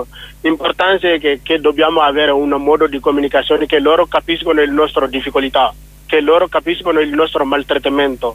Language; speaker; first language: Italian; non-native, learner; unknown